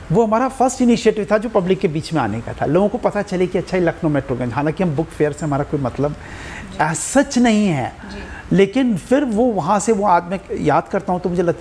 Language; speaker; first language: Hindi; native; Hindi